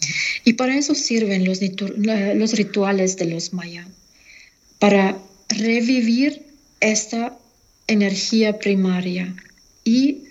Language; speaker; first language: Spanish; non-native, fluent; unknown